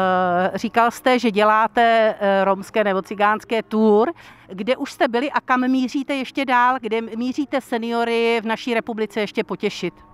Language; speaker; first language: Czech; native; Czech